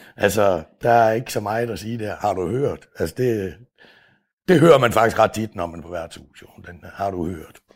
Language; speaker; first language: Danish; native; Danish